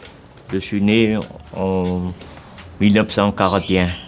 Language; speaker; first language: French; non-native, local second language; Vietnamese